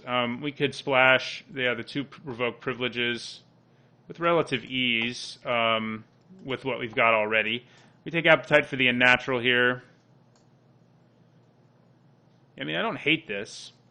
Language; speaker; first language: English; native; English